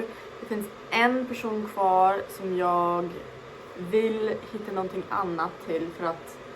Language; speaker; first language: Swedish; non-native, fluent; English